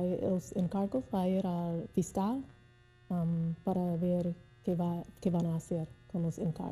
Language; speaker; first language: Spanish; non-native, learner; English